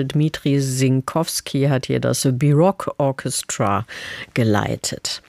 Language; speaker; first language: German; native; German